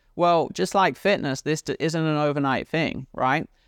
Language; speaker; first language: English; native; English